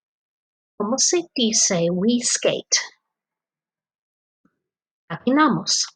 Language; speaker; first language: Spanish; non-native, fluent; English